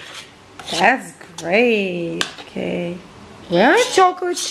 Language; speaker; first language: English; non-native, fluent; Russian